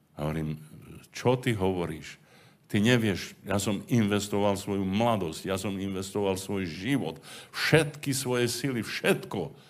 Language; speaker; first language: Slovak; native; Slovak